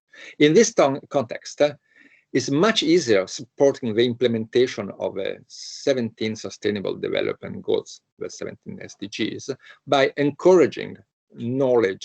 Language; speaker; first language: English; non-native, fluent; Italian